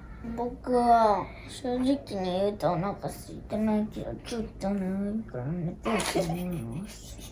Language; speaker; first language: Japanese; early bilingual, other home language; Uyghur